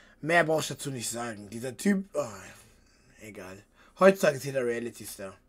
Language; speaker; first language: German; native; German